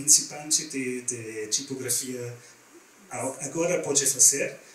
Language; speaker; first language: Portuguese; non-native, learner; German